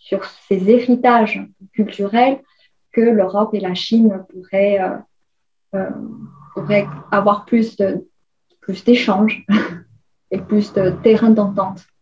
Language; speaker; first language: French; non-native, fluent; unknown